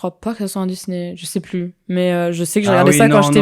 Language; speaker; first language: French; native; French